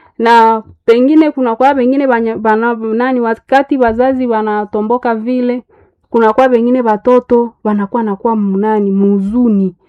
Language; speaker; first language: Swahili; non-native, local second language; Nande